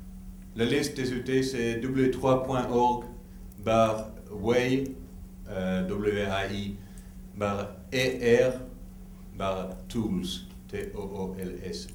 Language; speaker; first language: French; non-native, fluent; English